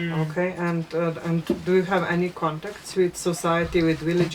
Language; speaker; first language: English; non-native, fluent; Slovenian